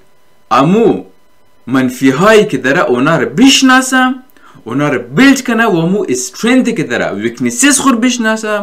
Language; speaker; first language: Persian; native; Persian